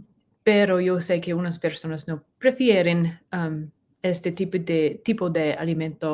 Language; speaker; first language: Spanish; non-native, learner; English